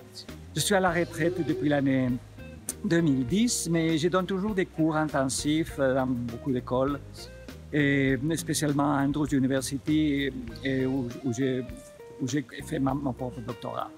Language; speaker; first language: French; non-native, fluent; Spanish